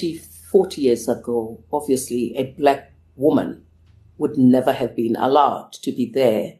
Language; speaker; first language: English; non-native, local second language; Zulu